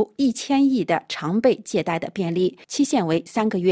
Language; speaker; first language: Chinese; native; Chinese